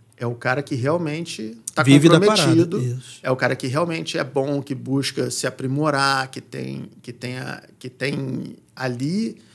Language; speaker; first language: Portuguese; native; Portuguese